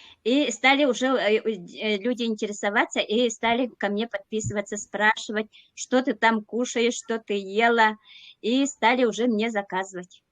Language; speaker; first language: Russian; non-native, local second language; Yakut